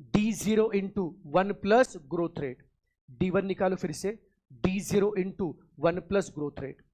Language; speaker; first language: Hindi; non-native, local second language; Marathi